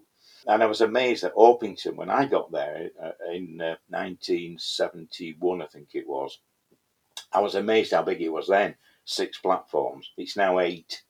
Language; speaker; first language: English; native; English